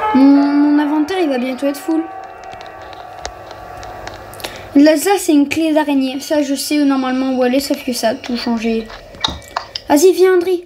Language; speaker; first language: French; native; French